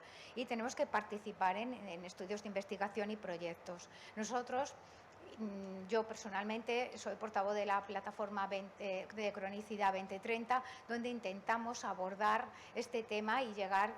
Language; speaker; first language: Spanish; native; Spanish